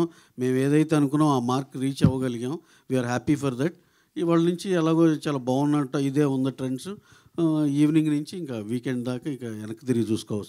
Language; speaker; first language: Telugu; native; Telugu